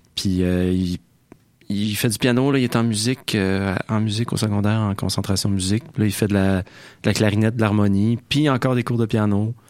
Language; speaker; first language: French; native; French